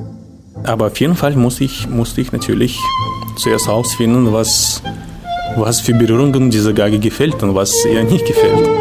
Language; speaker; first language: German; non-native, fluent; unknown